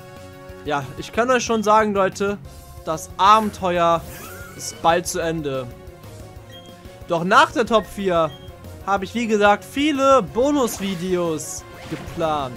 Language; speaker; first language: German; native; German